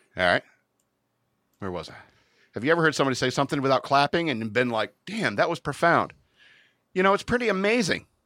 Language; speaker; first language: English; native; English